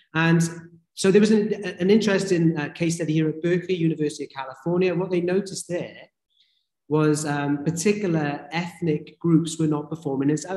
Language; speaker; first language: English; native; English